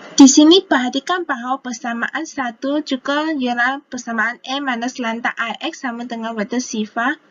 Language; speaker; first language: Malay; non-native, local second language; Chinese